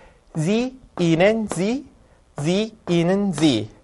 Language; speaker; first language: German; non-native, fluent; Korean